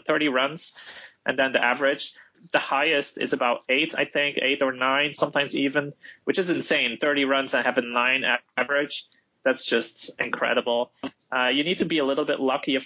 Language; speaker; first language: English; non-native, fluent; Dutch